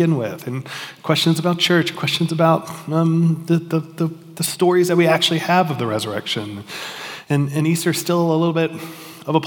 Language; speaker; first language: English; native; English